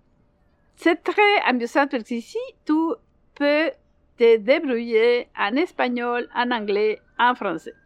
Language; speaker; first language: French; non-native, learner; Spanish